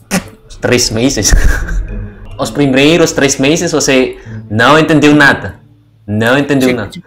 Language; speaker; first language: Portuguese; non-native, learner; Indonesian